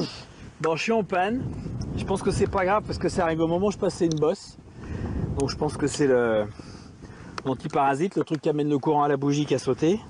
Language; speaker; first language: French; native; French